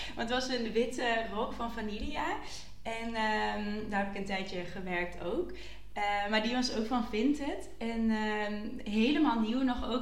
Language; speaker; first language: Dutch; native; Dutch